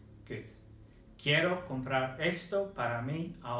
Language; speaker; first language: Spanish; non-native, fluent; English